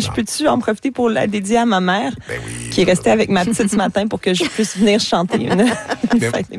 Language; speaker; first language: French; native; French